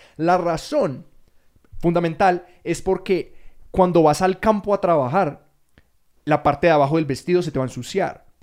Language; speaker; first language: Spanish; native; Spanish